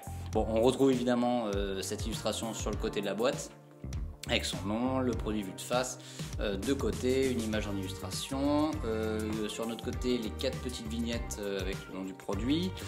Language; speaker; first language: French; native; French